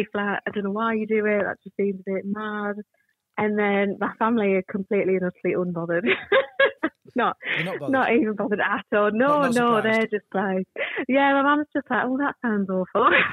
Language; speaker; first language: English; native; English